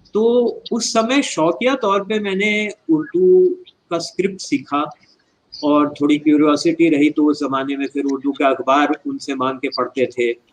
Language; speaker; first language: Hindi; native; Hindi